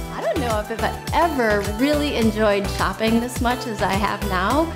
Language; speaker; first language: English; native; English